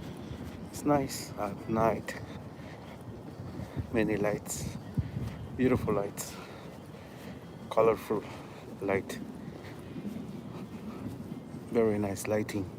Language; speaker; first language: English; non-native, learner; Spanish